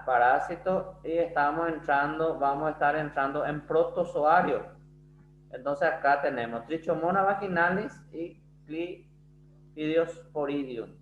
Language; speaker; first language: Spanish; non-native, fluent; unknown